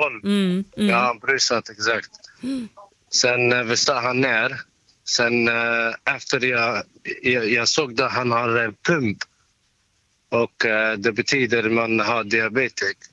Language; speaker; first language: Swedish; non-native, learner; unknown